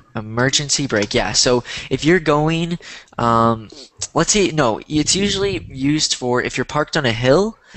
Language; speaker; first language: English; native; English